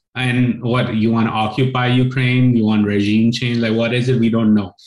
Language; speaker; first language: English; non-native, local second language; Urdu